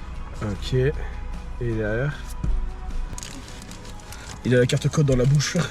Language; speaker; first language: French; native; French